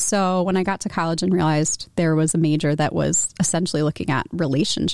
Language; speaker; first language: English; native; English